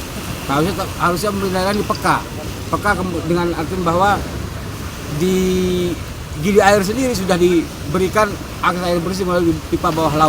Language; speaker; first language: Indonesian; native; Indonesian